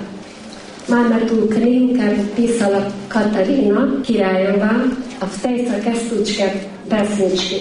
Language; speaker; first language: Slovak; native; Slovak